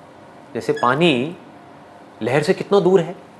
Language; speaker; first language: Hindi; native; Hindi